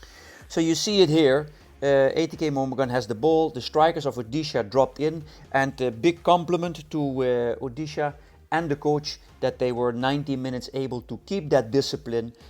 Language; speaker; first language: English; non-native, fluent; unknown